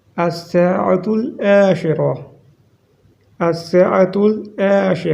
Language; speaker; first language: Arabic; non-native, fluent; Urdu